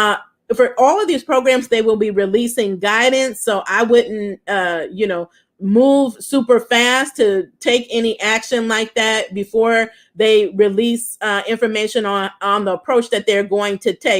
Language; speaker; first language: English; native; English